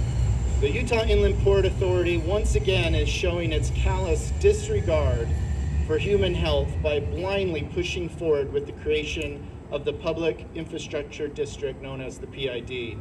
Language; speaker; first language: English; native; English